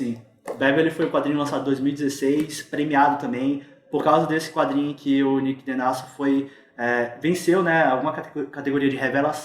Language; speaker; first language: Portuguese; native; Portuguese